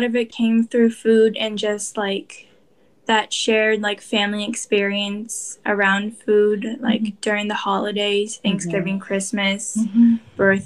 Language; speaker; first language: English; native; English